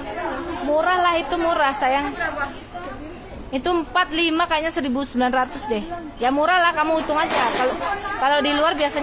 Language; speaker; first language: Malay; non-native, local second language; Javanese